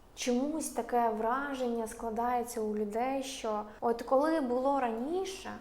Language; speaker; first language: Ukrainian; non-native, local second language; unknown